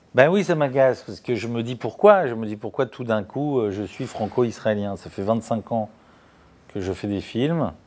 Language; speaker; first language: French; native; French